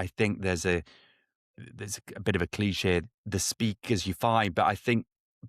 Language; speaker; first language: English; native; English